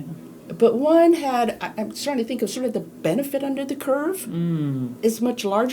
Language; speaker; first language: English; native; English